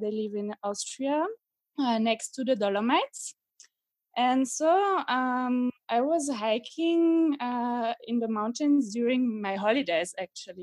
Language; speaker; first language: English; non-native, fluent; French